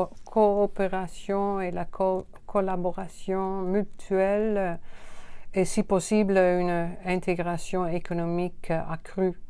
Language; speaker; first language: French; non-native, fluent; Dutch